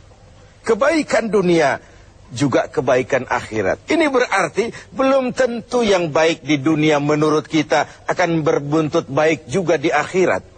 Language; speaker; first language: Malay; native; Malay